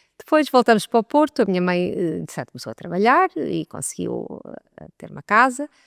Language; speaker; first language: Portuguese; native; Portuguese